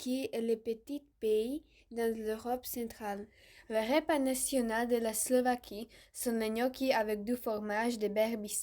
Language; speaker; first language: French; non-native, learner; Slovak